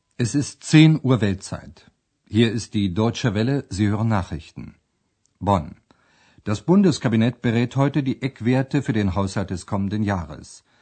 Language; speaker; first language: German; native; German